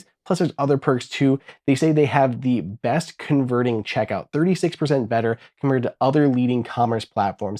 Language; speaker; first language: English; native; English